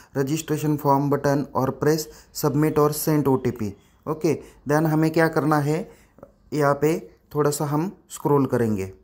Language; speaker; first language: Hindi; non-native, local second language; Marathi